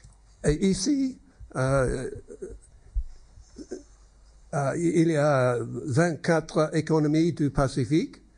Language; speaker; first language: French; non-native, learner; English